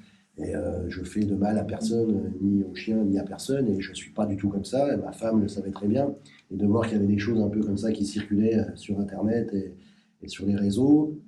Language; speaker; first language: French; native; French